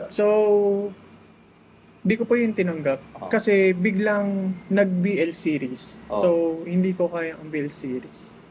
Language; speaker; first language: Filipino; native; Filipino